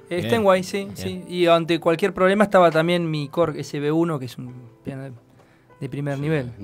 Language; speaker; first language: Spanish; native; Spanish